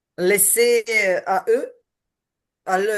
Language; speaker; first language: French; non-native, learner; Ukrainian